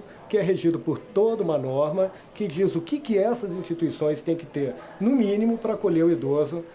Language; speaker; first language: Portuguese; native; Portuguese